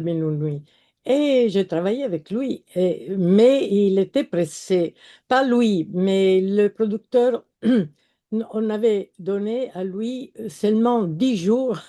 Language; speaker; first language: French; non-native, fluent; Italian